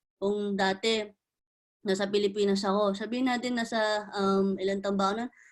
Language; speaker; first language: Filipino; native; Filipino